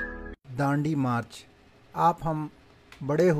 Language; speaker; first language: Hindi; native; Hindi